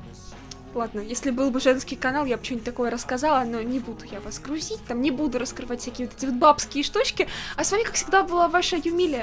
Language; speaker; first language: Russian; native; Russian